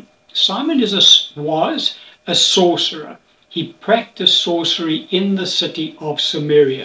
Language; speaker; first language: English; native; English